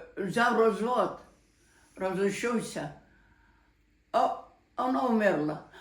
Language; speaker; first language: Ukrainian; native; Ukrainian